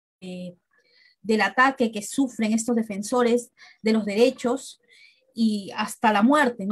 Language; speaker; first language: Spanish; native; Spanish